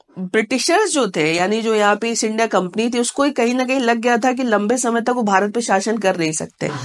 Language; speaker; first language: Hindi; native; Hindi